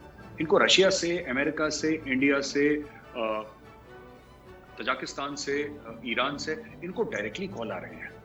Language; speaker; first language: Hindi; native; Hindi